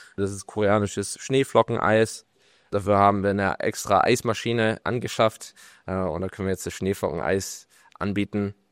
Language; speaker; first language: German; native; German